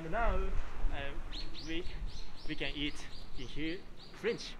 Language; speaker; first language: English; non-native, learner; Japanese